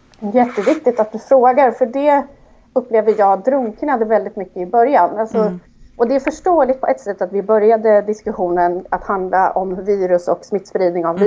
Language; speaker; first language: Swedish; native; Swedish